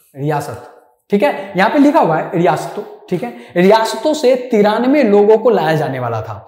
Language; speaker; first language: Hindi; non-native, local second language; Maithili